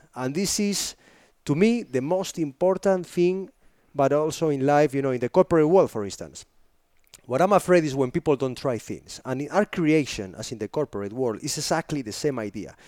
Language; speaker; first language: English; non-native, fluent; Spanish